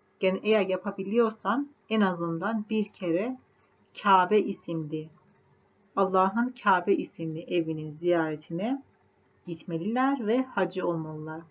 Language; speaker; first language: Turkish; non-native, fluent; Persian